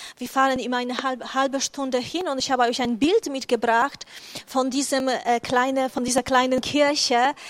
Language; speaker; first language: German; non-native, fluent; Polish